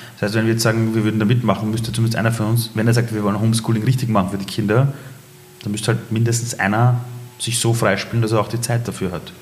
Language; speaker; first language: German; early bilingual, other home language; Persian